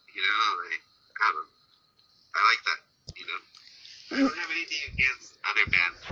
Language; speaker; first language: English; early bilingual, other home language; Spanish